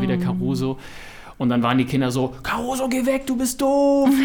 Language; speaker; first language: German; native; German